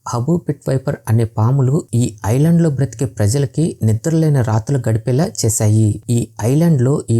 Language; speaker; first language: Telugu; native; Telugu